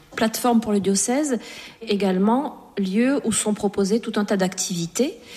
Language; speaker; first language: French; native; French